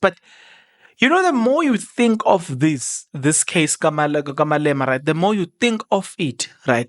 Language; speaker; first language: English; non-native, local second language; Zulu